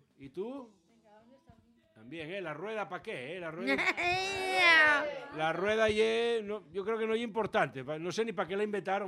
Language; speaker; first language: Spanish; native; Spanish